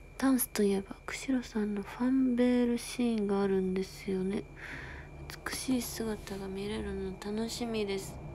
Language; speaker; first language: Japanese; native; Japanese